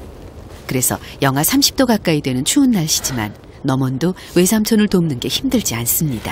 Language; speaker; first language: Korean; native; Korean